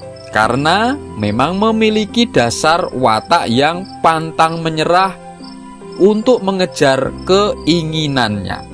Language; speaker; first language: Indonesian; non-native, local second language; Javanese